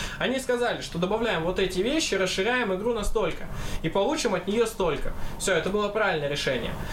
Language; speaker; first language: Russian; non-native, local second language; Kazakh